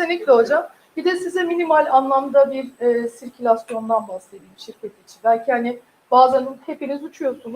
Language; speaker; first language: Turkish; native; Turkish